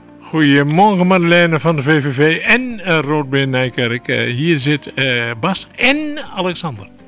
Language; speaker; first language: Dutch; native; Dutch